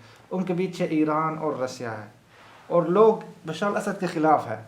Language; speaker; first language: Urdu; non-native, learner; Arabic